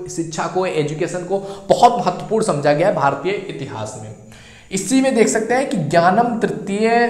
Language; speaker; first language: Hindi; native; Hindi